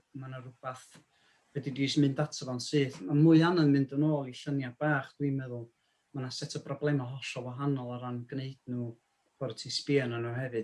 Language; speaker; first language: Welsh; native; Welsh